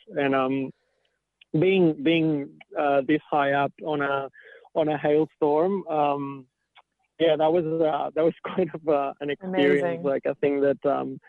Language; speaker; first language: English; non-native, fluent; Catalan